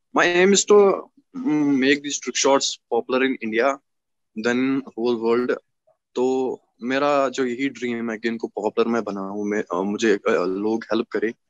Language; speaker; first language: Hindi; native; Hindi